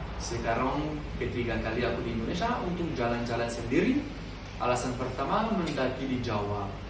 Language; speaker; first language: Indonesian; non-native, learner; French